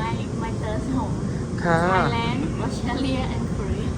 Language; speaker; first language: English; non-native, learner; Thai